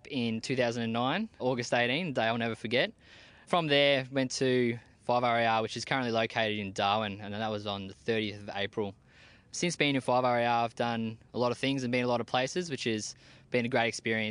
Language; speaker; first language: English; native; English